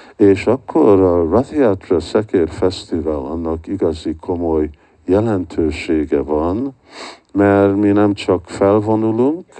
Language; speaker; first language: Hungarian; early bilingual, heritage; Hungarian